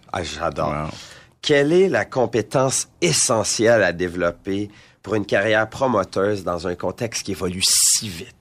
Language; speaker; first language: French; native; French